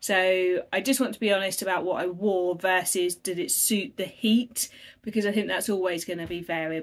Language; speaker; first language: English; native; English